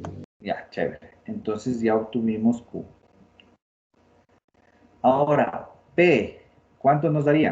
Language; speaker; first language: Spanish; native; Spanish